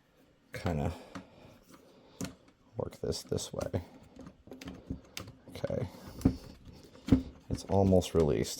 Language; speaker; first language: English; native; English